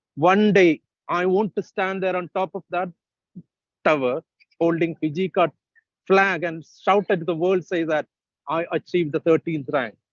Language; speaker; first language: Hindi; non-native, local second language; Malayalam